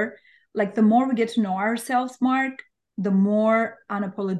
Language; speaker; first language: English; non-native, fluent; Albanian